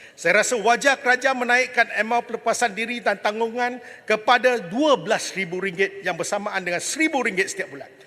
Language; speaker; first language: Malay; non-native, local second language; Chinese